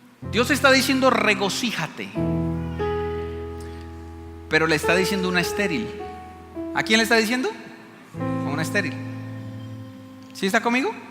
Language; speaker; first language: Spanish; native; Spanish